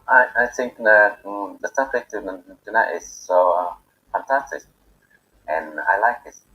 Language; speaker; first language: English; non-native, learner; Bangla